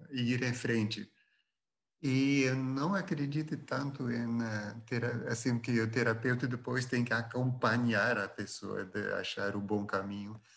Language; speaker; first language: Portuguese; non-native, fluent; Dutch